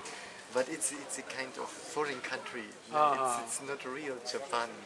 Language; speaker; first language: English; non-native, fluent; German